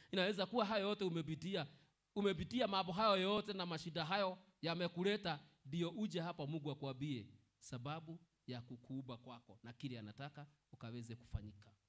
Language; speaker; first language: Swahili; non-native, local second language; Kikuyu